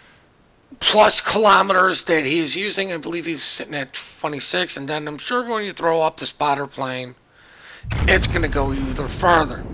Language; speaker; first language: English; native; English